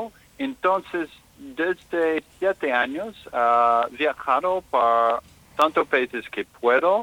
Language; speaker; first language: Spanish; non-native, learner; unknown